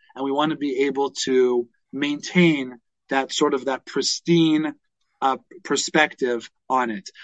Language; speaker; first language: English; native; English